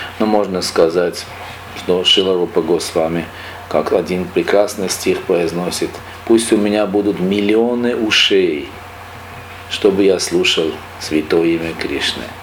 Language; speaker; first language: Russian; non-native, local second language; Armenian